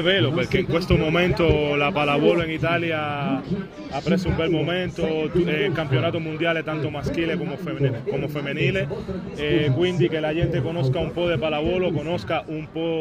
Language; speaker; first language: Italian; non-native, fluent; Spanish